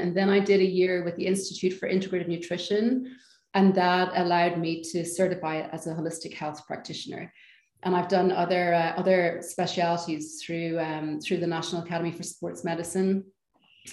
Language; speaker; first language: English; native; English